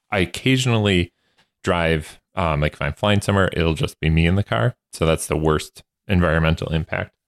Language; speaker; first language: English; native; English